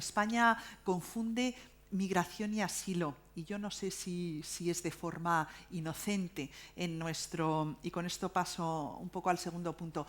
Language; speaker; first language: Spanish; native; Spanish